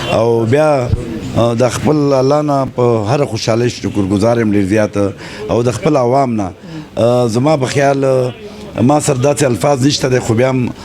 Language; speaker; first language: Pashto; native; Pashto